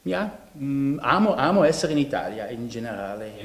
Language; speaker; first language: Italian; non-native, learner; Dutch